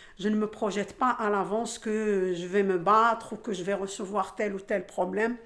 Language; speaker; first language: French; non-native, local second language; Arabic